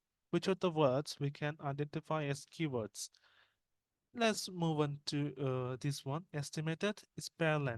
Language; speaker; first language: English; non-native, fluent; Bangla